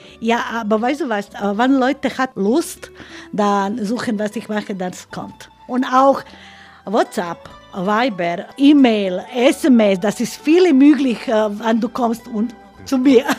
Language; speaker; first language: German; non-native, learner; Croatian